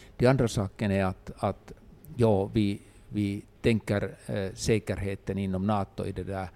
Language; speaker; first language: Swedish; non-native, local second language; Finnish